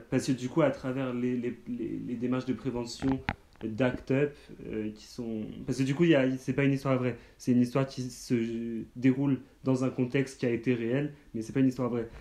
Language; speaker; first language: French; native; French